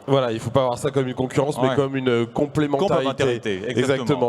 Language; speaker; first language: French; native; French